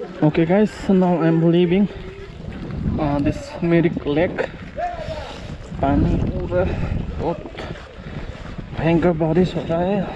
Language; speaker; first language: Hindi; non-native, local second language; Nepali